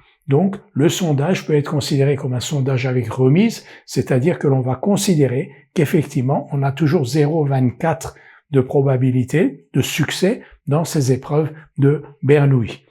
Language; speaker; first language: French; native; French